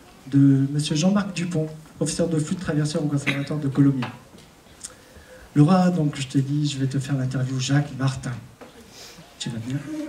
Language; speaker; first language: French; native; French